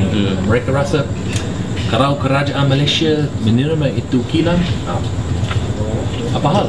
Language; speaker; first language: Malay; non-native, fluent; English